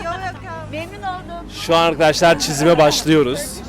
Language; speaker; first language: Turkish; native; Turkish